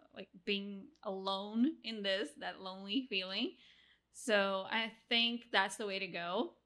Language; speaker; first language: English; non-native, fluent; Portuguese